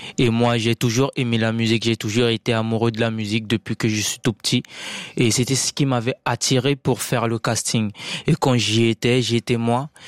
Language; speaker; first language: French; non-native, local second language; Sango